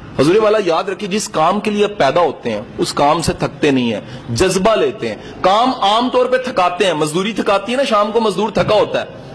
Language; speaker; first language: Urdu; non-native, local second language; Punjabi